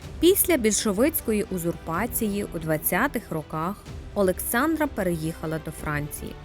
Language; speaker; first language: Ukrainian; native; Ukrainian